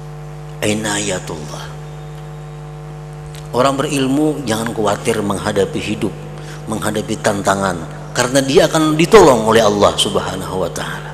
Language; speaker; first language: Indonesian; non-native, local second language; Banjar